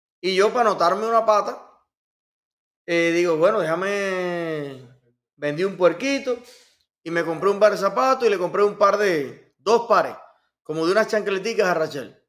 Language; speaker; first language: Spanish; native; Spanish